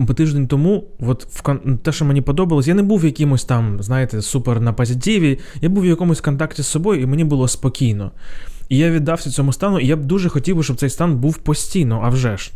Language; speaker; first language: Ukrainian; non-native, local second language; Russian